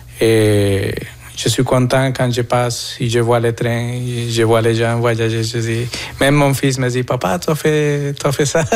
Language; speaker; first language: French; non-native, fluent; Spanish